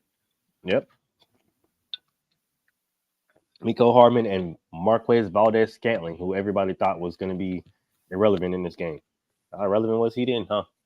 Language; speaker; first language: English; native; English